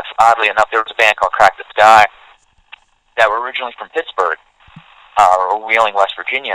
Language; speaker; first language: English; native; English